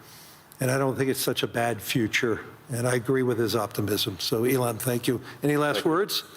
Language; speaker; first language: English; native; English